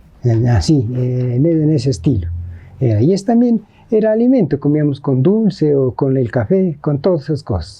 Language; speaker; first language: Spanish; native; Spanish